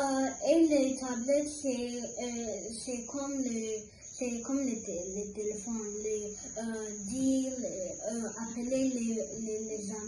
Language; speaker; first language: French; early bilingual, other home language; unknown